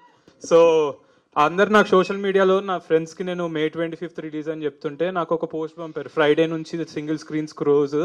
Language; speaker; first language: Telugu; native; Telugu